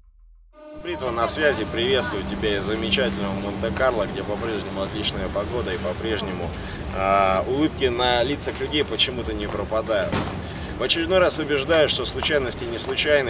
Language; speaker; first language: Russian; native; Russian